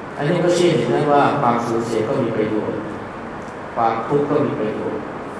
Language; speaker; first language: Thai; native; Thai